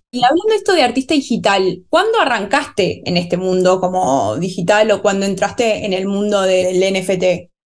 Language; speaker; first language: Spanish; native; Spanish